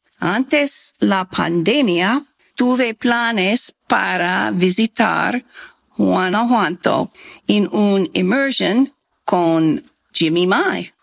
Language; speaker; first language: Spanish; non-native, learner; English